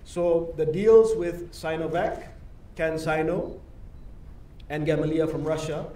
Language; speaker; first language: English; non-native, local second language; Malay